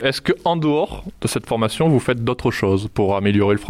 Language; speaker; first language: French; native; French